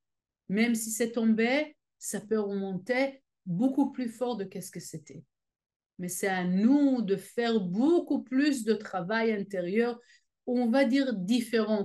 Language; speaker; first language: French; non-native, fluent; Hebrew